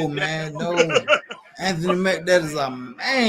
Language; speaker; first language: English; native; English